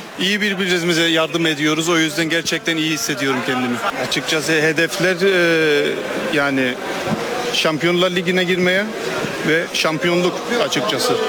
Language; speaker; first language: Turkish; early bilingual, heritage; Turkish